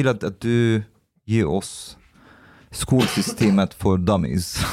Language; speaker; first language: Swedish; native; Swedish